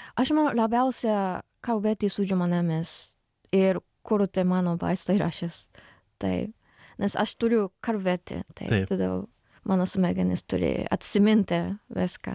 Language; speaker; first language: Lithuanian; non-native, learner; Japanese